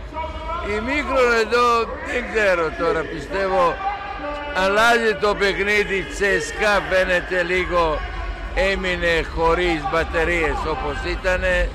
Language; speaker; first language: Greek; non-native, fluent; Serbian